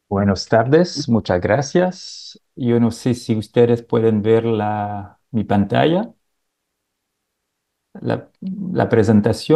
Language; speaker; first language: Spanish; non-native, fluent; French